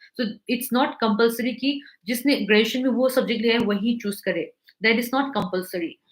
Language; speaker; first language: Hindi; non-native, local second language; Manipuri